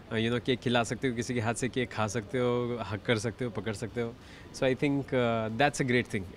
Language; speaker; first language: Hindi; native; Hindi